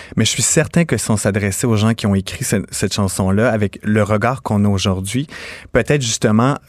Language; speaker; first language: French; native; French